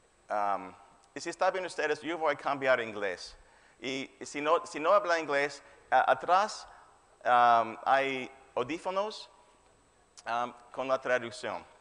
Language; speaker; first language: Spanish; non-native, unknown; English